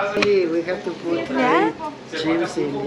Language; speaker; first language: English; non-native, learner; Spanish